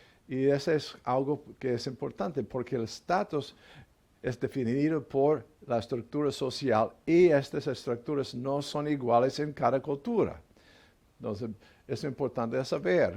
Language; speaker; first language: Spanish; non-native, fluent; English